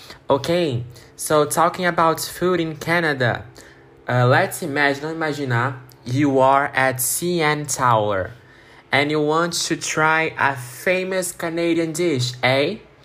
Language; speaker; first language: English; non-native, fluent; Portuguese